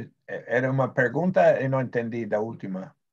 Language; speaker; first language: Portuguese; non-native, fluent; Spanish